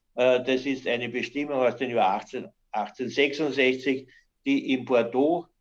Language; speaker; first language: German; native; German